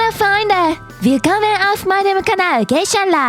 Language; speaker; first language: German; non-native, fluent; Japanese